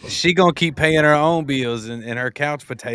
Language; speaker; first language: English; native; English